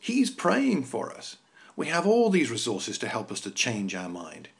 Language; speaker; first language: English; native; English